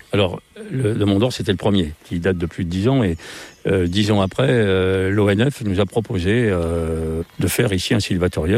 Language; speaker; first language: French; native; French